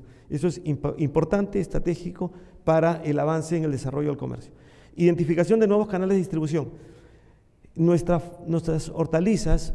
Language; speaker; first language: Spanish; native; Spanish